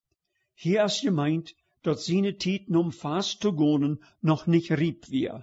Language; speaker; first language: German; early bilingual, heritage; Plautdietsch